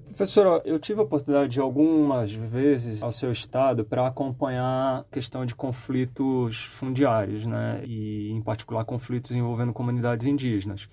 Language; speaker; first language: Portuguese; native; Portuguese